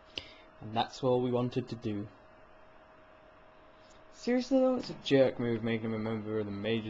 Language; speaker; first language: English; native; English